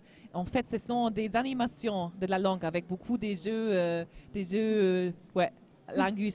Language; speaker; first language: French; non-native, learner; German